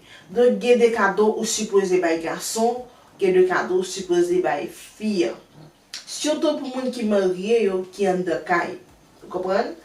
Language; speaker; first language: French; non-native, learner; Haitian Creole